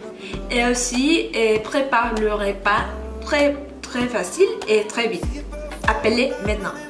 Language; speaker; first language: French; non-native, learner; Spanish